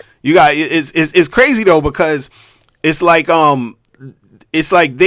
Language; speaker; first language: English; native; English